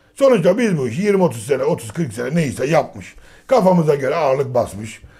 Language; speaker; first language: Turkish; native; Turkish